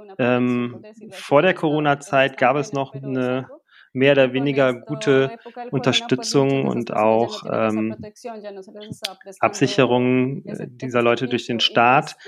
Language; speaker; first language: German; native; German